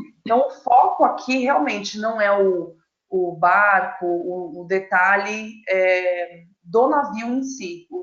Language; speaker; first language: Portuguese; native; Portuguese